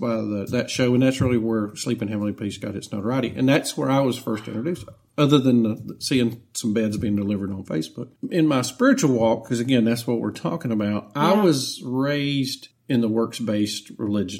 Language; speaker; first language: English; native; English